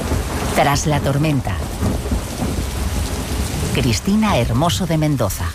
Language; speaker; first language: Spanish; native; Spanish